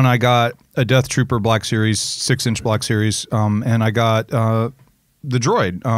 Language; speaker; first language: English; native; English